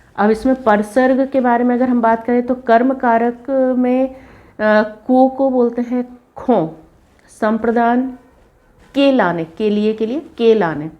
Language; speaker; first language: Hindi; native; Hindi